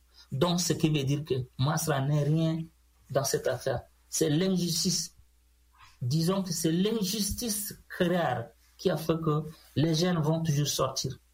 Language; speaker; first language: French; non-native, local second language; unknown